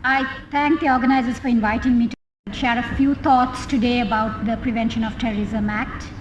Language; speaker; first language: English; non-native, local second language; Sinhala